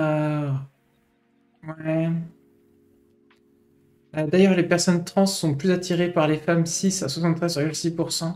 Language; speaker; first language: French; native; French